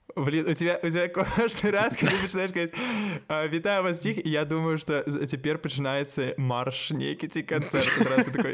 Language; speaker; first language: Belarusian; non-native, local second language; Russian